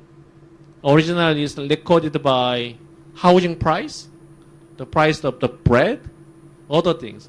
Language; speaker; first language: English; non-native, fluent; Korean